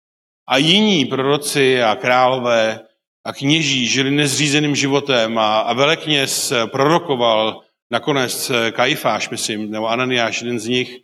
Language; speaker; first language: Czech; non-native, local second language; Polish